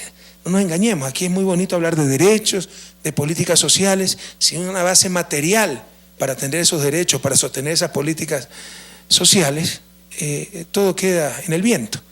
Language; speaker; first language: Spanish; native; Spanish